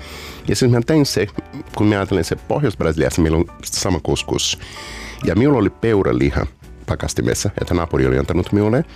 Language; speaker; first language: Finnish; non-native, fluent; Portuguese